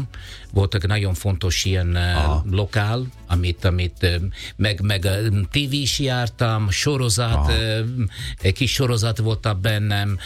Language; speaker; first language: Hungarian; non-native, learner; Italian